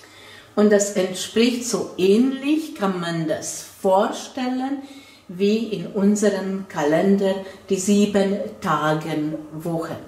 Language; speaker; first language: German; non-native, fluent; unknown